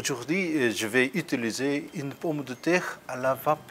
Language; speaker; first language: French; non-native, fluent; Korean